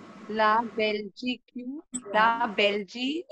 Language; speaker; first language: French; non-native, learner; Hindi